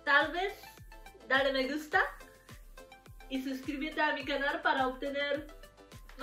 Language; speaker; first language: Spanish; non-native, learner; Japanese